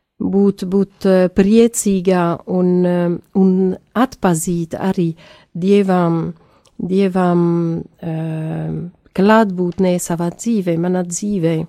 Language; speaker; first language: Latvian; non-native, learner; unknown